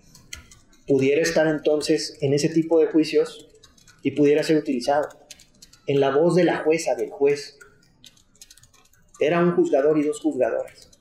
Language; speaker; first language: Spanish; native; Spanish